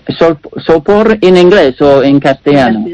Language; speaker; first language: Spanish; non-native, learner; English